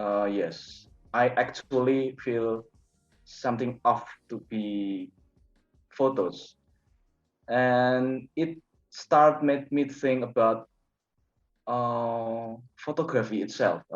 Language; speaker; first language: English; non-native, learner; Indonesian